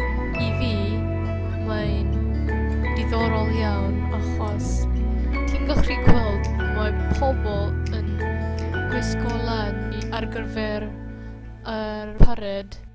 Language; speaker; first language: Welsh; non-native, learner; Malay